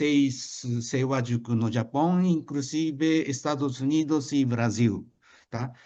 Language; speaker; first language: Portuguese; non-native, fluent; Japanese